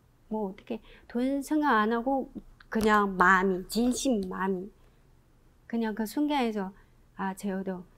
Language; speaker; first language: Korean; non-native, learner; Chinese